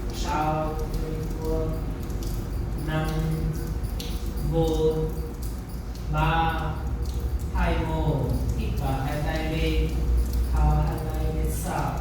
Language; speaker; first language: Vietnamese; non-native, fluent; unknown